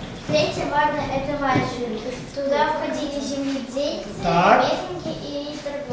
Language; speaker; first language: Russian; native; Russian